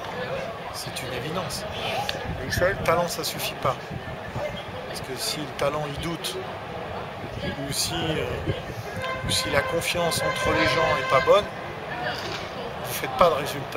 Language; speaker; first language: French; native; French